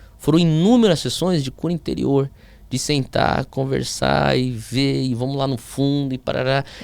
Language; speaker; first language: Portuguese; early bilingual, heritage; Portuguese